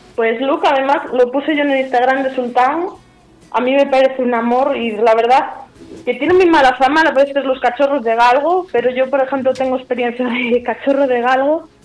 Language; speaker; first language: Spanish; native; Spanish